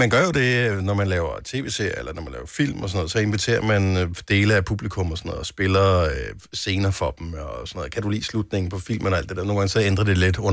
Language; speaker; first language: Danish; native; Danish